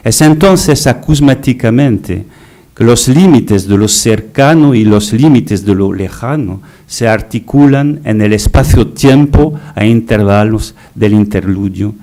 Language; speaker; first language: Spanish; non-native, fluent; French